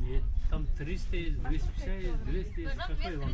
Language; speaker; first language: Russian; non-native, local second language; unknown